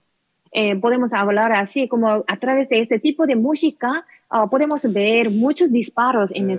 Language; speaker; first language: Spanish; non-native, learner; Korean